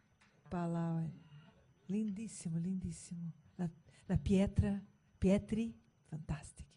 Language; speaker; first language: Italian; non-native, learner; Portuguese